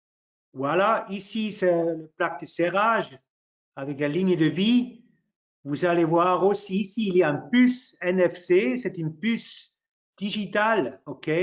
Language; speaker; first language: French; non-native, local second language; German